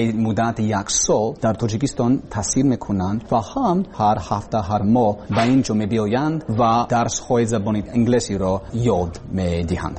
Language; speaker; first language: Persian; non-native, learner; English